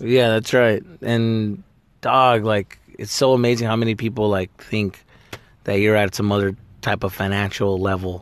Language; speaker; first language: English; early bilingual, other home language; Spanish